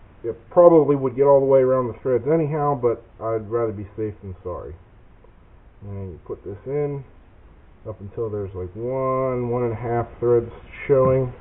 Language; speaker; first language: English; native; English